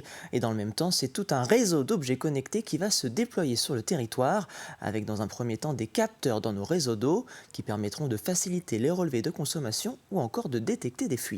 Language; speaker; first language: French; native; French